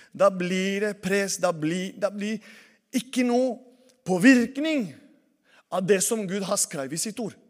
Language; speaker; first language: Norwegian; non-native, fluent; Spanish